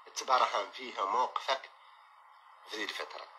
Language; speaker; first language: Arabic; native; Arabic